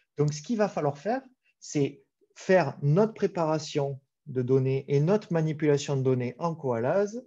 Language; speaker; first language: French; native; French